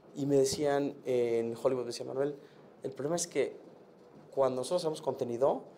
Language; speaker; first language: Spanish; native; Spanish